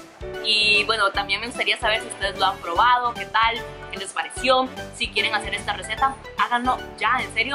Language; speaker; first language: Spanish; native; Spanish